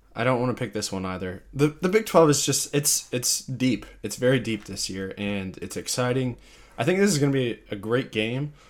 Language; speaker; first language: English; native; English